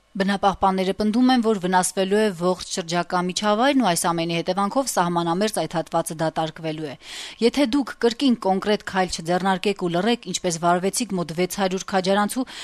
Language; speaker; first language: Armenian; native; Armenian